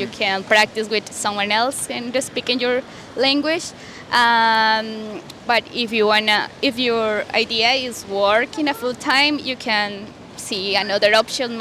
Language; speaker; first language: English; non-native, learner; Spanish